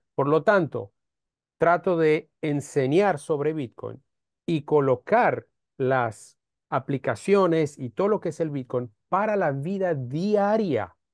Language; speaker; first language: Spanish; non-native, fluent; Romanian